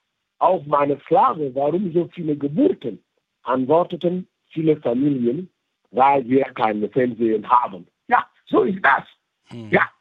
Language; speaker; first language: German; non-native, fluent; French